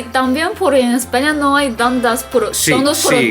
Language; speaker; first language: Spanish; non-native, fluent; Chinese